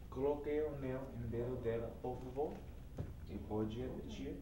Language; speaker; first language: Portuguese; non-native, learner; English